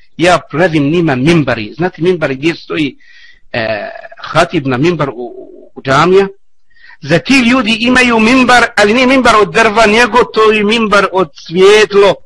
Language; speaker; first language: Bosnian; non-native, learner; Arabic